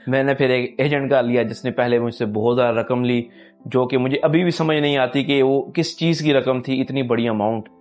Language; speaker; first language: Urdu; non-native, local second language; Punjabi